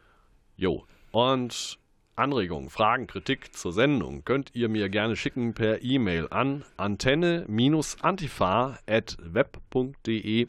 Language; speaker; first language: German; native; German